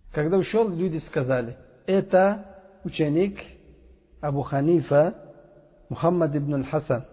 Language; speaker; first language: Russian; non-native, local second language; Uzbek